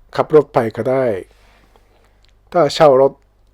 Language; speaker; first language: Thai; non-native, learner; Japanese